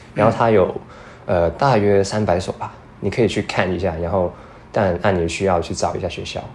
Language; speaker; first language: Chinese; non-native, fluent; Cantonese